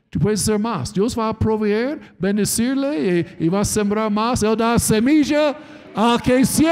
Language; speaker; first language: Spanish; non-native, fluent; English